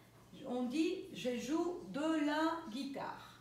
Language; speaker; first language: French; non-native, fluent; Spanish